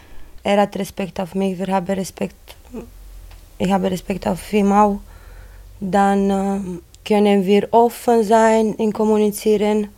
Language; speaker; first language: German; non-native, learner; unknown